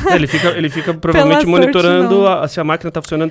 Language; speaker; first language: Portuguese; native; Portuguese